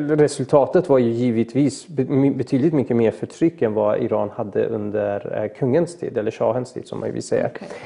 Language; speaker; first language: Swedish; early bilingual, other home language; Persian